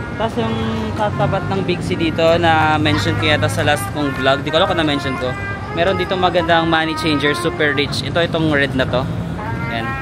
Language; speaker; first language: Filipino; native; Filipino